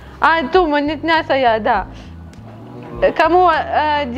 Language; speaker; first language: Indonesian; non-native, learner; Russian